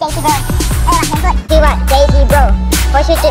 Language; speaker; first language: Thai; native; Thai